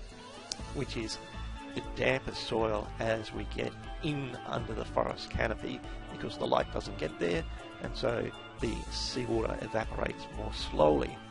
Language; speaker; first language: English; native; English